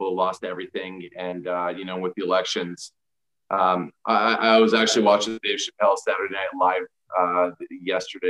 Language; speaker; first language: English; native; English